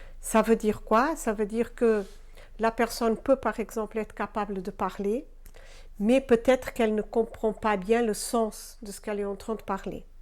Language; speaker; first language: French; non-native, fluent; Portuguese